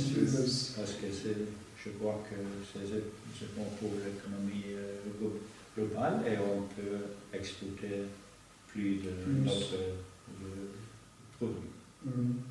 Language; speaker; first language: French; non-native, learner; Norwegian